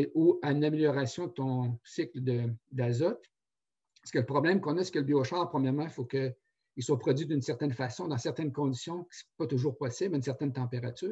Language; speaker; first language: French; native; French